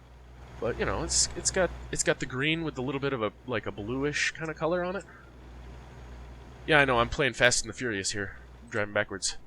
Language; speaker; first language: English; native; English